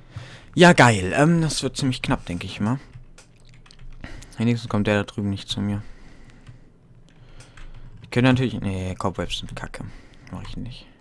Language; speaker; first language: German; native; German